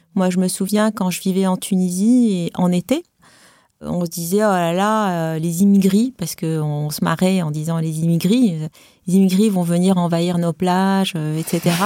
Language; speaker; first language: French; non-native, local second language; Arabic